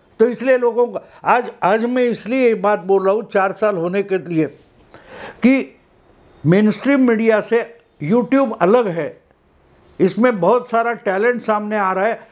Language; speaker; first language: Hindi; non-native, local second language; Marathi